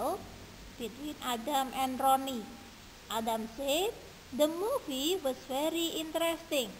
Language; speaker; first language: English; non-native, fluent; Indonesian